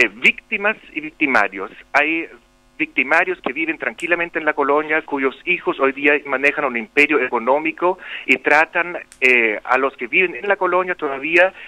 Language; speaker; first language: Spanish; non-native, local second language; German